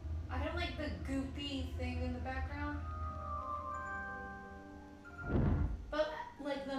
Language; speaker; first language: English; non-native, fluent; Spanish